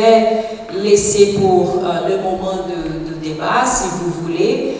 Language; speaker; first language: French; non-native, fluent; Portuguese